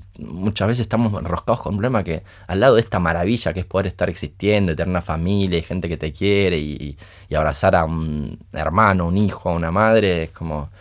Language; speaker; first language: Spanish; early bilingual, other home language; Portuguese